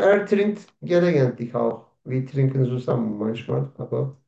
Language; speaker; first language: German; non-native, learner; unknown